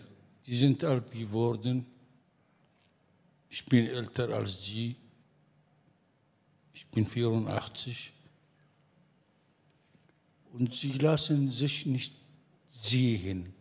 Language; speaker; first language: German; non-native, fluent; Arabic